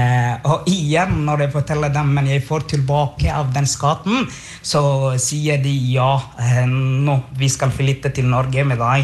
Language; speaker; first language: Norwegian; non-native, fluent; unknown